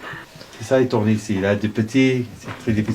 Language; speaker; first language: French; non-native, learner; Arabic